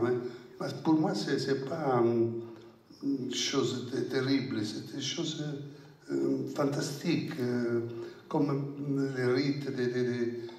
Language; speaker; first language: French; non-native, fluent; Italian